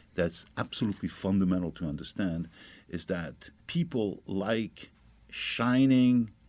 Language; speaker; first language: English; non-native, fluent; French